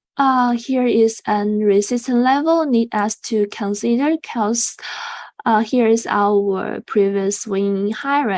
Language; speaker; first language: English; non-native, fluent; Chinese